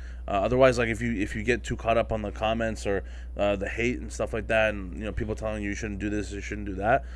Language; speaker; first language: English; native; English